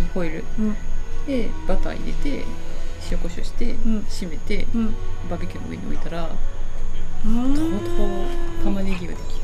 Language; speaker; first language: Japanese; native; Japanese